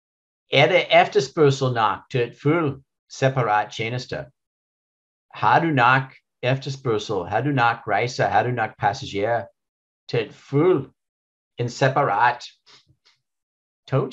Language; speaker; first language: Danish; non-native, learner; English